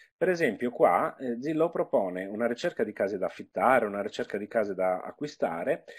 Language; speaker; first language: Italian; native; Italian